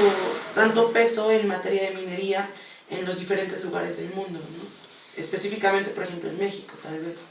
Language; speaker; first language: Spanish; native; Spanish